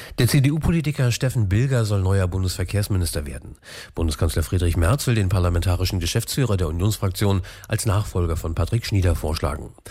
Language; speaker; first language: German; native; German